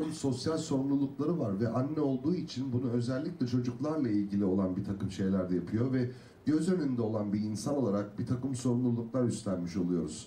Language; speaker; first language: Turkish; native; Turkish